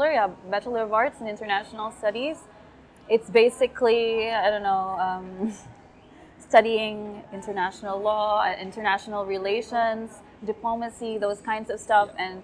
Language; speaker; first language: English; non-native, local second language; Cebuano